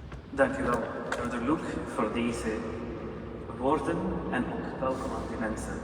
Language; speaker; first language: Dutch; non-native, fluent; Urdu